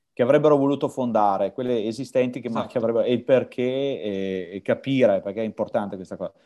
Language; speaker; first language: Italian; native; Italian